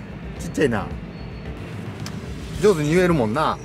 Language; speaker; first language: Japanese; native; Japanese